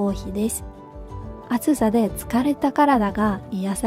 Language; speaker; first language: Japanese; non-native, fluent; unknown